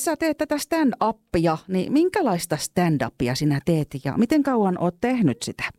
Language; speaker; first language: Finnish; native; Finnish